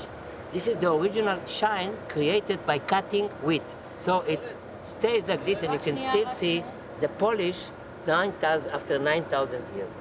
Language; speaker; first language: English; non-native, fluent; Hebrew